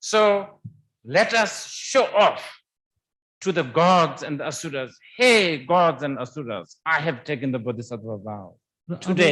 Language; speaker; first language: English; non-native, fluent; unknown